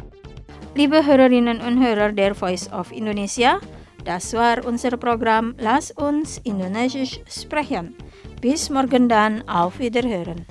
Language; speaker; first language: German; non-native, fluent; Indonesian